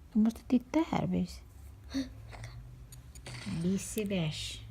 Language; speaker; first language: Swedish; non-native, learner; Filipino